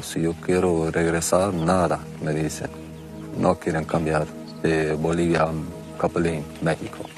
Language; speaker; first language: Spanish; non-native, local second language; Plautdietsch